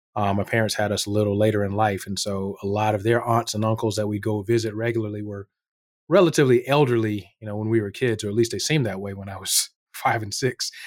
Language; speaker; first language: English; native; English